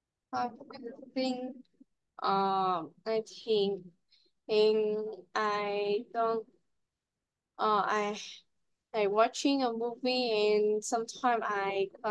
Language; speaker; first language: English; non-native, learner; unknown